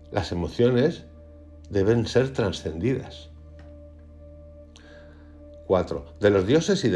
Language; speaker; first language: Spanish; native; Spanish